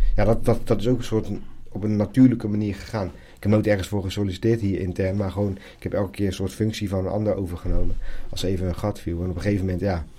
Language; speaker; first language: Dutch; native; Dutch